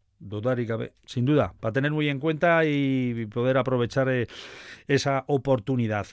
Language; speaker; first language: Spanish; native; Spanish